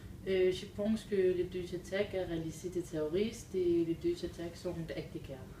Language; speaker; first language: French; non-native, learner; Danish